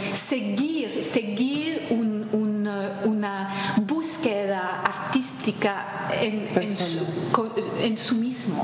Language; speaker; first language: Spanish; non-native, fluent; French